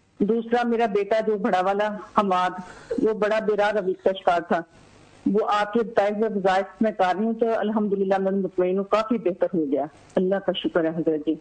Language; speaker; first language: Urdu; native; Urdu